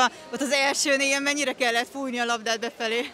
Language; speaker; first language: Hungarian; native; Hungarian